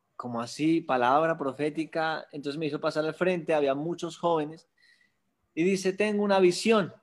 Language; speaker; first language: Spanish; native; Spanish